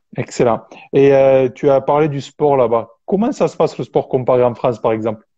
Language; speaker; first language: French; native; French